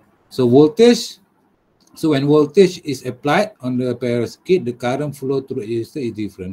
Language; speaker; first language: English; non-native, local second language; Malay